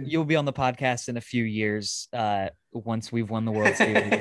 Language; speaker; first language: English; native; English